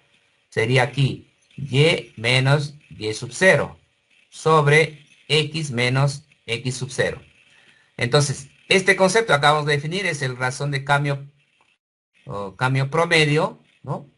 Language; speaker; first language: Spanish; native; Spanish